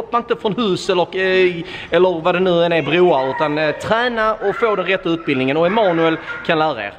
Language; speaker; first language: Swedish; native; Swedish